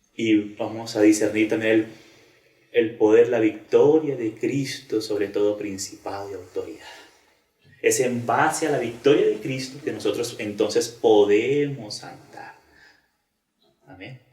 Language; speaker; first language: Spanish; native; Spanish